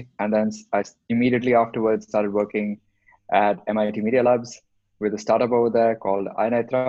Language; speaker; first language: English; non-native, local second language; Hindi